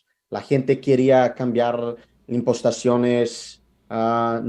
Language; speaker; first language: Spanish; non-native, fluent; Italian